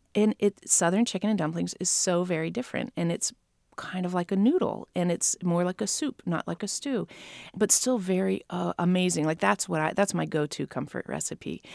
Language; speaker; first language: English; native; English